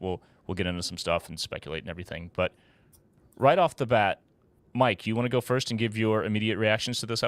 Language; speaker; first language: English; native; English